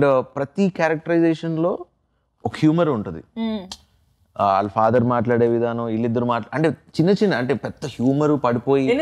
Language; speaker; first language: Telugu; native; Telugu